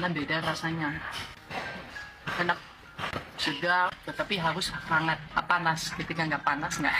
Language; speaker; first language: Indonesian; non-native, fluent; English